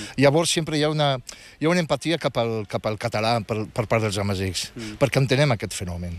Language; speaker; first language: Catalan; non-native, fluent; Riffian